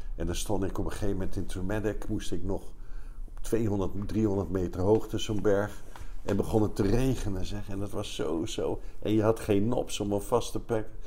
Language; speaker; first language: Dutch; native; Dutch